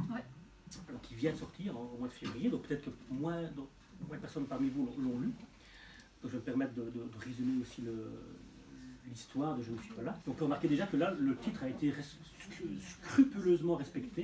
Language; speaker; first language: French; native; French